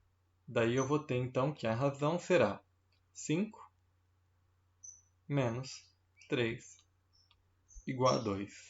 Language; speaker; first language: Portuguese; native; Portuguese